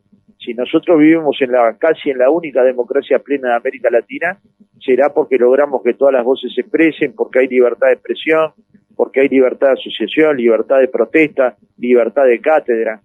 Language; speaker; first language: Spanish; native; Spanish